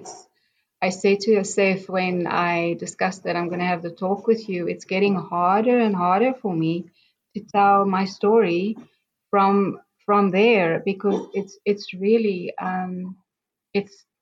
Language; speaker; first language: English; non-native, local second language; Afrikaans